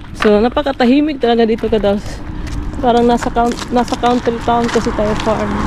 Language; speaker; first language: Filipino; non-native, local second language; Cebuano